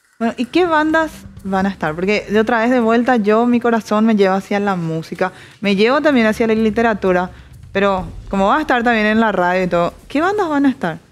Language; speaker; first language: Spanish; native; Spanish